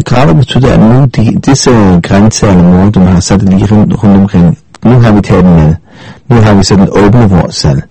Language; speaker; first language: Danish; non-native, fluent; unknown